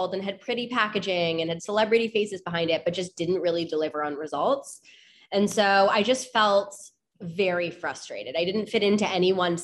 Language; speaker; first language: English; native; English